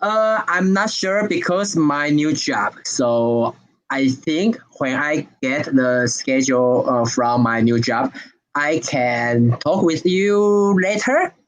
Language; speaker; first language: English; non-native, learner; Chinese